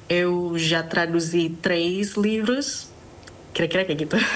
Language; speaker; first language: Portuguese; non-native, fluent; Indonesian